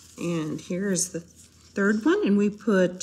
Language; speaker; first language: English; native; English